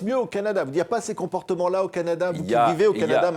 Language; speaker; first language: French; native; French